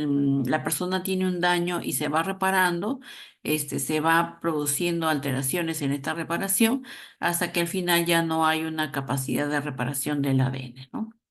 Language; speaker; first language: Spanish; native; Spanish